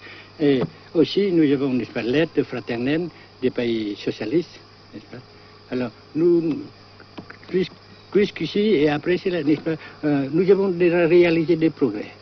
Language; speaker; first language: French; non-native, local second language; Vietnamese